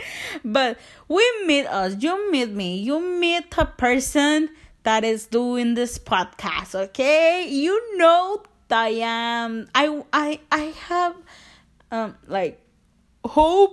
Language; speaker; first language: English; non-native, learner; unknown